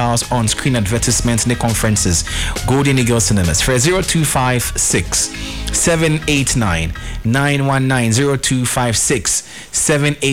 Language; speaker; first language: English; non-native, local second language; Ewe